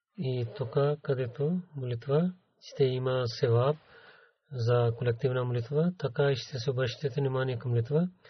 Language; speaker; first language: Bulgarian; non-native, learner; Urdu